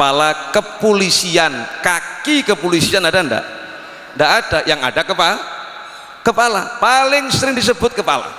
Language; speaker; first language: Indonesian; non-native, local second language; Javanese